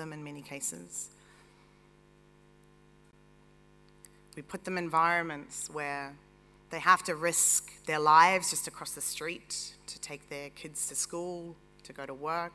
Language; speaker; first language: English; native; English